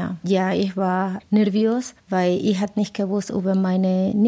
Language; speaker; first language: German; non-native, fluent; Spanish